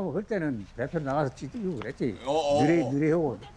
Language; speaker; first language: Korean; native; Korean